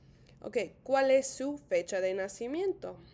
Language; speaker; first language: Spanish; non-native, fluent; English